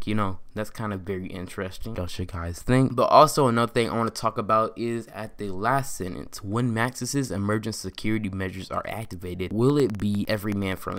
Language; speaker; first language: English; native; English